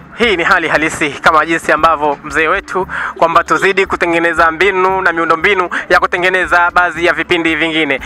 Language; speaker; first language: Swahili; native; Swahili